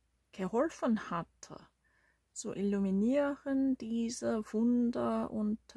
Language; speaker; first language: German; non-native, learner; Korean